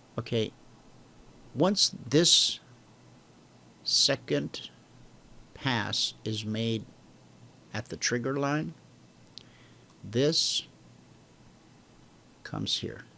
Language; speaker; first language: English; native; English